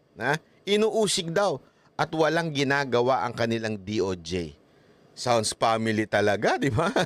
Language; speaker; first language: Filipino; native; Filipino